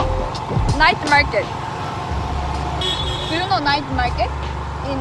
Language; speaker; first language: English; non-native, learner; Korean